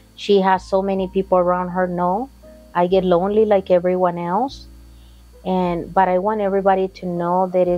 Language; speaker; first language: English; non-native, fluent; Spanish